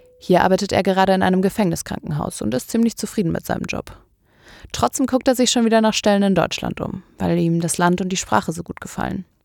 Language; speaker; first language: German; native; German